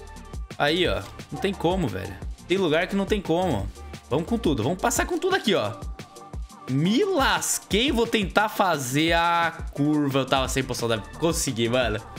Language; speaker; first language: Portuguese; native; Portuguese